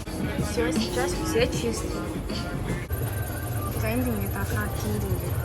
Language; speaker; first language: Russian; non-native, learner; Mongolian